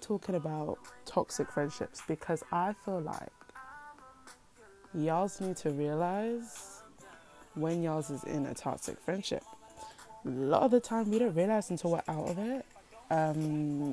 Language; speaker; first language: English; native; English